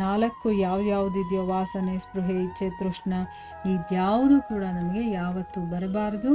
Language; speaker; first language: Kannada; native; Kannada